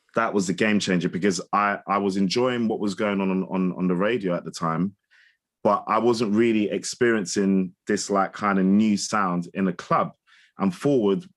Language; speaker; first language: English; native; English